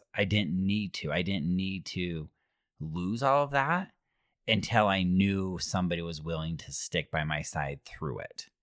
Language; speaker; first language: English; native; English